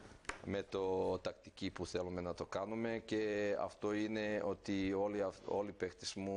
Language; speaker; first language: Greek; non-native, fluent; Serbian